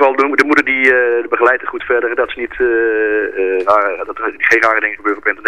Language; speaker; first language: Dutch; native; Dutch